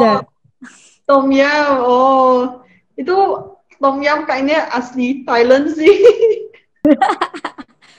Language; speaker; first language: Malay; non-native, local second language; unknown